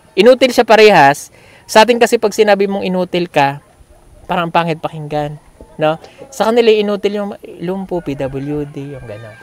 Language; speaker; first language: Filipino; native; Filipino